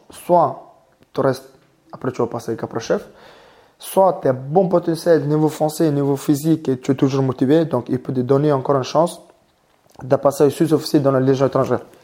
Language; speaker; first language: French; non-native, learner; Mongolian